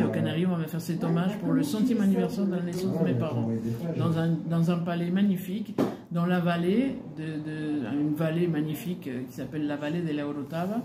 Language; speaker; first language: French; early bilingual, other home language; Spanish